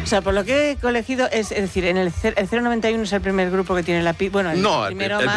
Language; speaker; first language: Spanish; native; Spanish